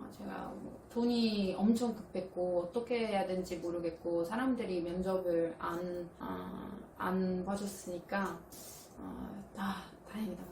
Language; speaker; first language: Korean; non-native, fluent; Italian